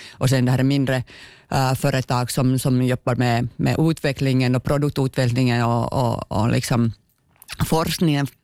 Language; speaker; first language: Swedish; non-native, local second language; Finnish